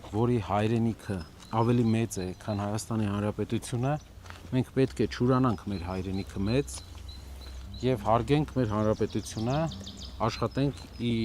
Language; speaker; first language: Armenian; native; Armenian